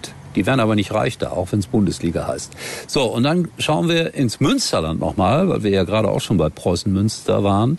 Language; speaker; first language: German; native; German